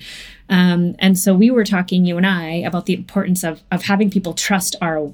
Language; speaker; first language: English; native; English